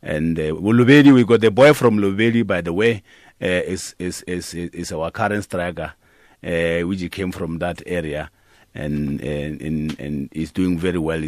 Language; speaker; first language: English; non-native, local second language; Northern Sotho